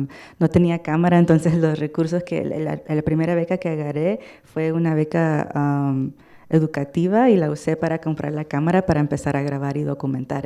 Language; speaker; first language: Spanish; early bilingual, heritage; Spanish